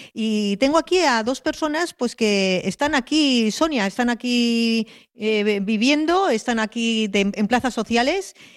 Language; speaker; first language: Spanish; native; Spanish